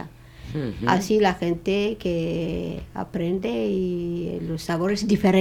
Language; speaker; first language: Spanish; non-native, learner; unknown